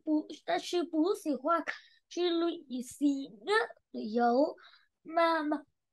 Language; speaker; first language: Chinese; non-native, learner; Vietnamese